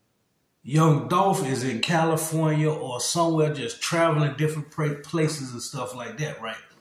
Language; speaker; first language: English; native; English